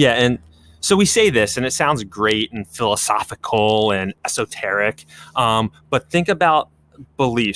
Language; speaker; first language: English; native; English